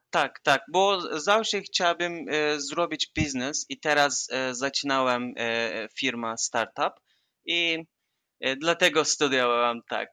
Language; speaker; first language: Polish; non-native, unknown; Turkish